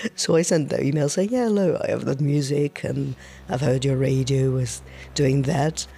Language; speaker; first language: English; non-native, fluent; French